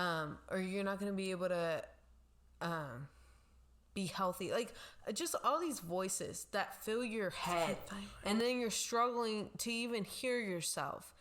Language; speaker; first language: English; non-native, local second language; Spanish